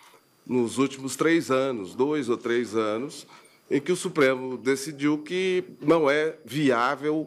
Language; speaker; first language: Portuguese; native; Portuguese